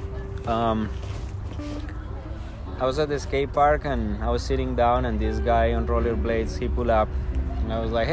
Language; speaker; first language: English; non-native, fluent; Spanish